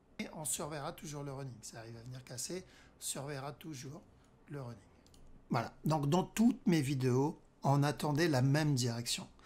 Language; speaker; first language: French; native; French